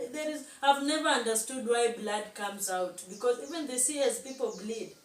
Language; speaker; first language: English; non-native, local second language; Swahili